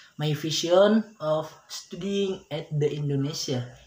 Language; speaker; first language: English; non-native, learner; Indonesian